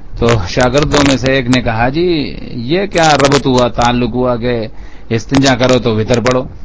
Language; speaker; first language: Urdu; non-native, local second language; Pashto